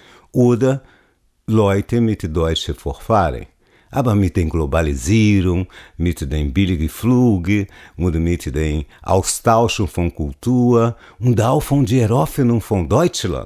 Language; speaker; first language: German; non-native, learner; Portuguese